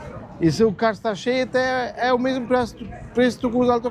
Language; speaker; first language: Portuguese; early bilingual, heritage; German